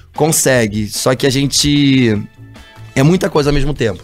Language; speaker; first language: Portuguese; native; Portuguese